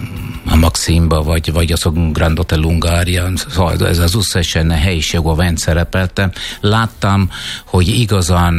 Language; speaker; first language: Hungarian; non-native, fluent; Italian